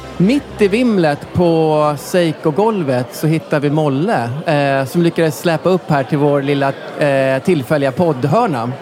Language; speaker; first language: Swedish; native; Swedish